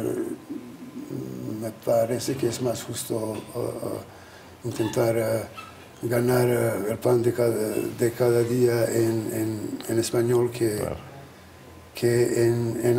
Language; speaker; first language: Spanish; non-native, fluent; Albanian